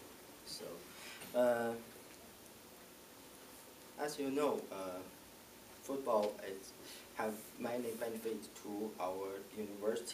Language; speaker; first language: English; non-native, learner; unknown